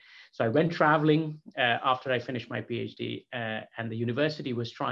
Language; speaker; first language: English; non-native, local second language; Bangla